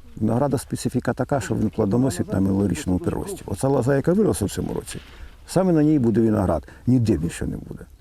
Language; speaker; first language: Ukrainian; native; Ukrainian